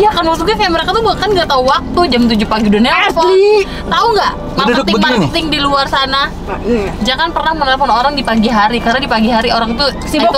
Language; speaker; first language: Indonesian; native; Indonesian